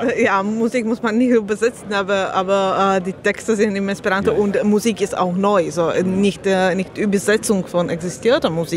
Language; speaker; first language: German; non-native, learner; Slovak